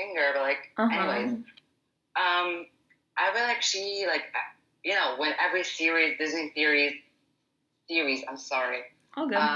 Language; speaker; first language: English; non-native, fluent; Arabic